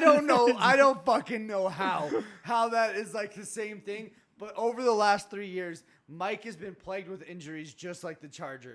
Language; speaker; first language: English; native; English